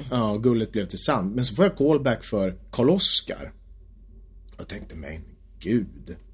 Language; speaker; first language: Swedish; native; Swedish